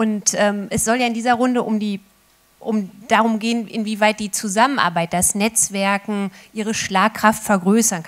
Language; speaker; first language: German; native; German